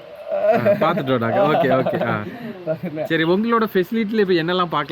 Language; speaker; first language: Tamil; native; Tamil